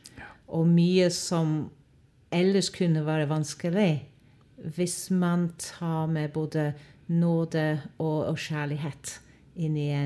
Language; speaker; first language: Norwegian; non-native, fluent; English